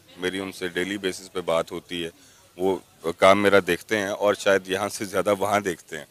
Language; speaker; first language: Urdu; non-native, local second language; Punjabi